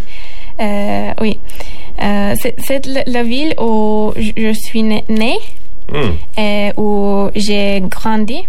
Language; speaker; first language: French; non-native, learner; Turkish